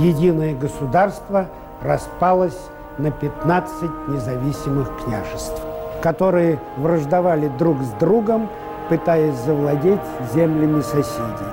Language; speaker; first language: Russian; native; Russian